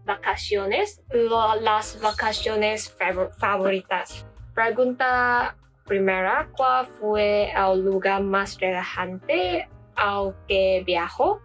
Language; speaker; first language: Spanish; non-native, learner; Malay